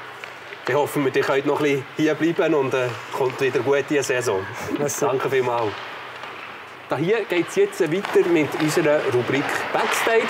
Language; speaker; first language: German; native; German